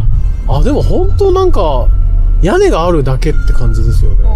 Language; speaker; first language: Japanese; native; Japanese